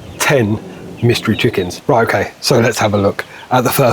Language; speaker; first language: English; native; English